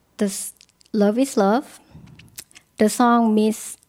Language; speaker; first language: English; non-native, learner; Thai